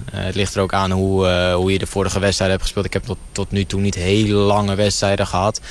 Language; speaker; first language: Dutch; native; Dutch